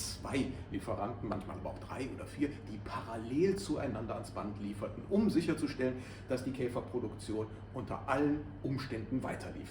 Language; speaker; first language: German; native; German